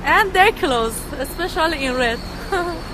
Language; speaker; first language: English; non-native, learner; Persian